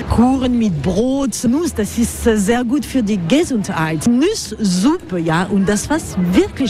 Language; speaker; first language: German; non-native, learner; French